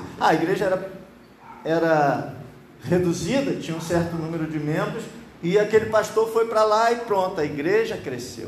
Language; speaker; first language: Portuguese; native; Portuguese